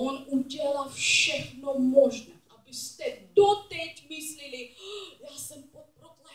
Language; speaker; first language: Czech; non-native, learner; English